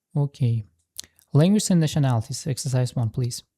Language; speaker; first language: English; non-native, fluent; Uzbek